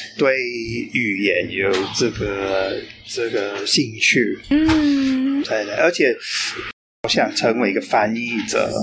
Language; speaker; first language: Chinese; non-native, fluent; English